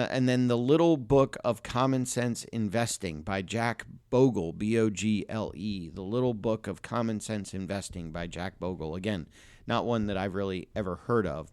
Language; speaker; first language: English; native; English